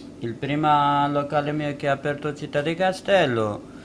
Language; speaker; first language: Italian; non-native, learner; Kurdish